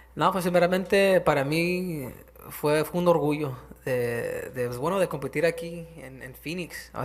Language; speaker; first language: Spanish; early bilingual, heritage; Spanish